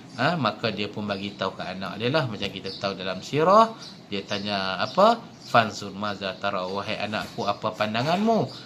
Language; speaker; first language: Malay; native; Malay